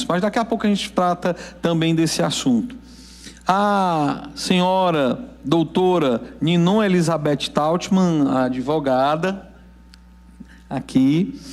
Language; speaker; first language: Portuguese; native; Portuguese